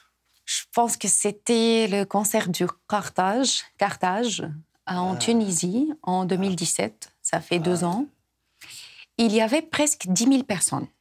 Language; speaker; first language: French; non-native, fluent; Arabic